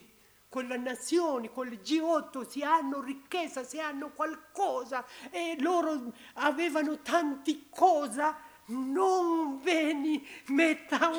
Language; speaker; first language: Italian; non-native, learner; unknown